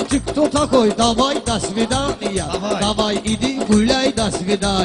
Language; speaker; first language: Russian; non-native, learner; Talysh